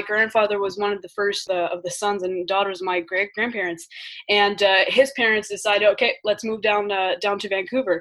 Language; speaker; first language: English; early bilingual, other home language; French